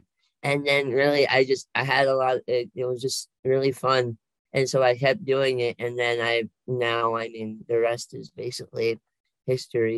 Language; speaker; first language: English; native; English